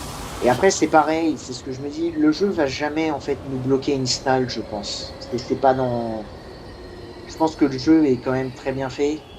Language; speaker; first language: French; native; French